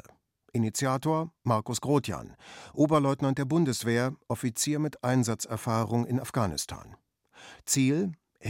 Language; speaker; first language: German; native; German